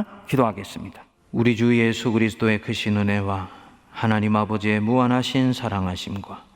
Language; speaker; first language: Korean; native; Korean